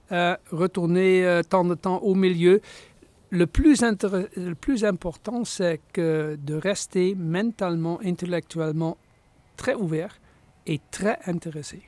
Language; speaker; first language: French; non-native, fluent; Dutch